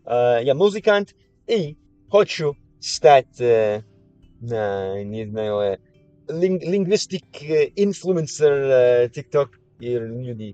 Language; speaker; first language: Russian; non-native, learner; English